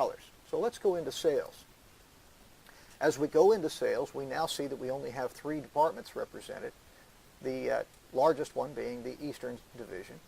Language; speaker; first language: English; native; English